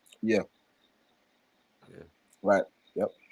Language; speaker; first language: English; native; English